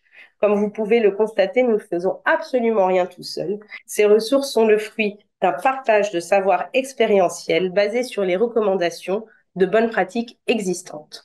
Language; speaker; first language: French; native; French